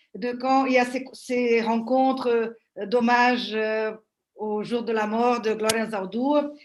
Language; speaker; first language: French; non-native, fluent; Portuguese